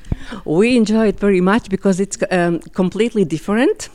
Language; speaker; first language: English; non-native, fluent; Latvian